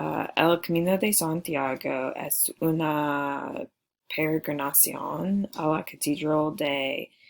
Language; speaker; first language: Spanish; non-native, learner; English